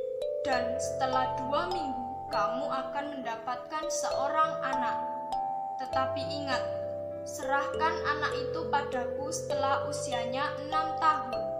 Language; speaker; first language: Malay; non-native, local second language; Javanese